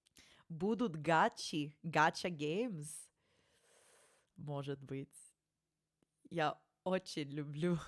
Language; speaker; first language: Russian; early bilingual, heritage; Russian